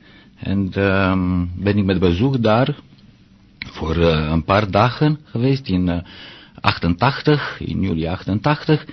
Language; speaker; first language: Dutch; non-native, learner; Romanian